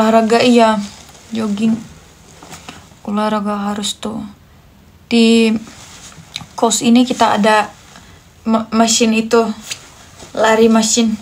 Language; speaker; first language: Indonesian; non-native, fluent; Turkish